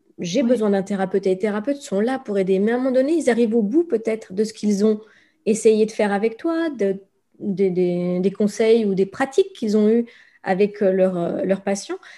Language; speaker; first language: French; native; French